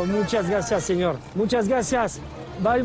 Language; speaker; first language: Spanish; non-native, learner; French